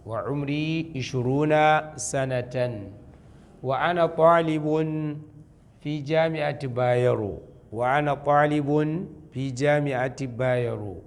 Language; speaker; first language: Arabic; non-native, fluent; Hausa